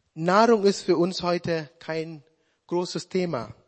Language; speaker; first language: German; non-native, fluent; Sinhala